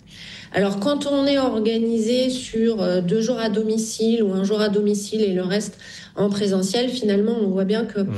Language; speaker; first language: French; native; French